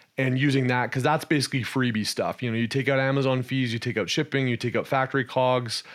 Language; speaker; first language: English; native; English